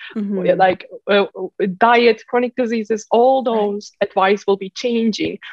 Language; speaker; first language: English; non-native, fluent; Turkish